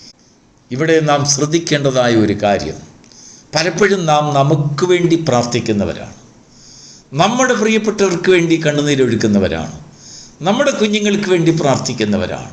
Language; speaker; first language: Malayalam; native; Malayalam